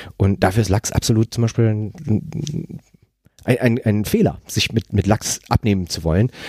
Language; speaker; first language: German; non-native, fluent; Spanish